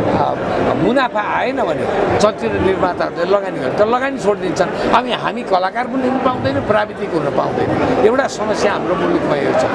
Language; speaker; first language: Nepali; native; Nepali